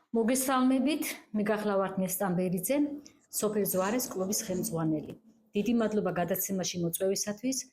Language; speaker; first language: Georgian; native; Georgian